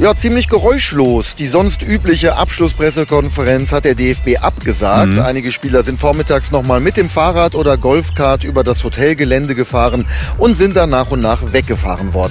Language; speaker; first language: German; native; German